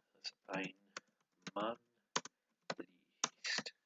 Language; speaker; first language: German; non-native, learner; English